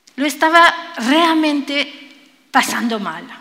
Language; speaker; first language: Spanish; non-native, fluent; French